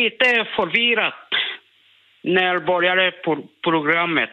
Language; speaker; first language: Swedish; non-native, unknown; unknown